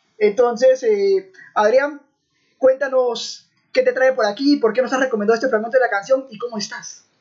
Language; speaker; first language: Spanish; native; Spanish